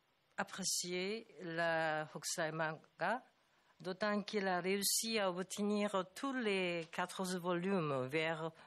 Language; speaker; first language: French; non-native, fluent; Japanese